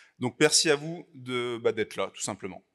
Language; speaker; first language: French; native; French